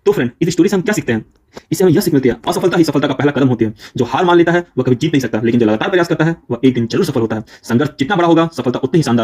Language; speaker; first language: Hindi; native; Hindi